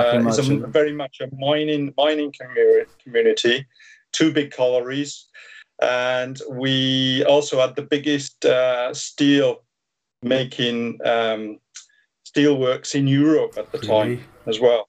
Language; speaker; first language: English; native; English